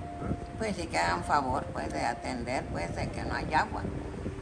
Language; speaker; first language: Spanish; native; Spanish